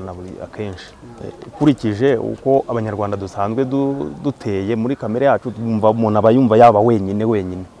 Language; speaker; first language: Kinyarwanda; native; Kinyarwanda